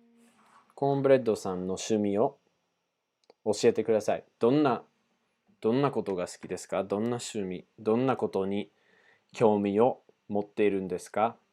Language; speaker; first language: Japanese; non-native, fluent; English